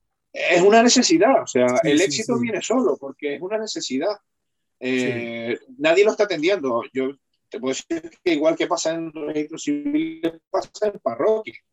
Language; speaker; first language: Spanish; native; Spanish